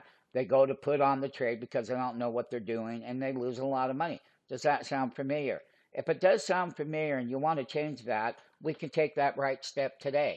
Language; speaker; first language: English; native; English